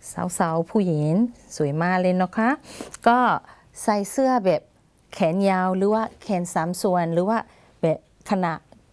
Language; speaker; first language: Thai; non-native, fluent; Burmese